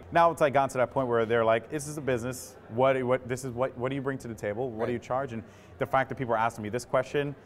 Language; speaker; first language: English; native; English